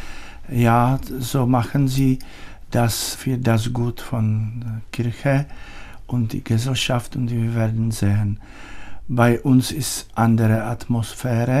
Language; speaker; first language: German; non-native, learner; Czech